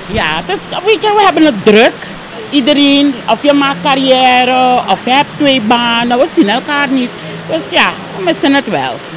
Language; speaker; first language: Dutch; native; Dutch